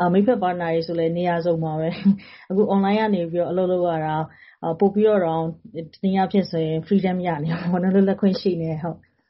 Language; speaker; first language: Burmese; native; Burmese